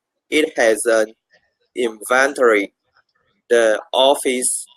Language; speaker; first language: English; non-native, learner; Chinese